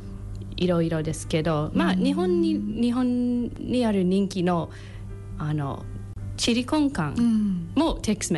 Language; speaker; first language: Japanese; non-native, learner; English